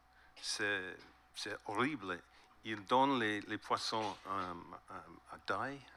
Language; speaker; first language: French; non-native, learner; English